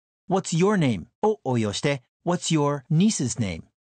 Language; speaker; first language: English; native; English